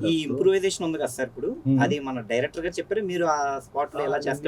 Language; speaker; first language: Telugu; native; Telugu